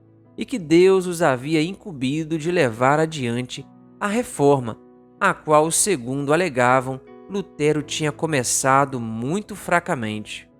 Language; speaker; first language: Portuguese; native; Portuguese